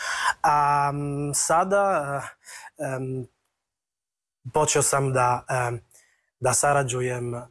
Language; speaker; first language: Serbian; non-native, fluent; Italian